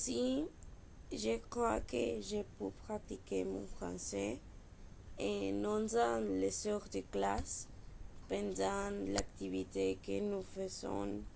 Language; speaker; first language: French; non-native, learner; Spanish